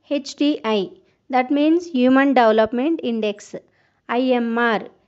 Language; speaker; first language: English; non-native, local second language; Telugu